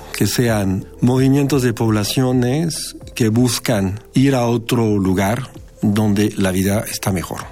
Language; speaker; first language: Spanish; non-native, fluent; French